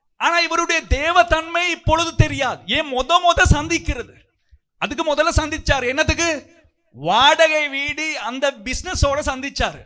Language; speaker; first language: Tamil; non-native, local second language; Sinhala